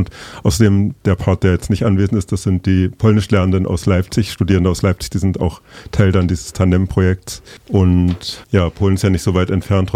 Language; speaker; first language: German; native; German